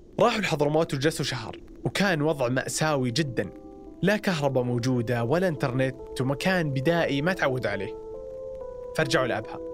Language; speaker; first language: Arabic; native; Arabic